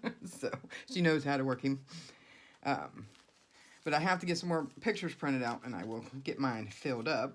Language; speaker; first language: English; native; English